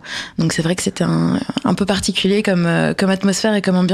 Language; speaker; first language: French; native; French